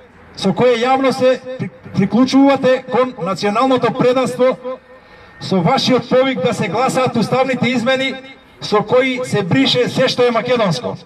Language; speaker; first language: Macedonian; native; Macedonian